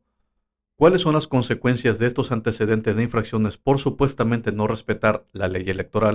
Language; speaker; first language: Spanish; native; Spanish